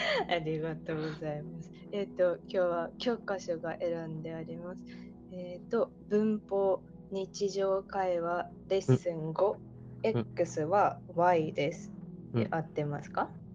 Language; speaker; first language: Japanese; native; Japanese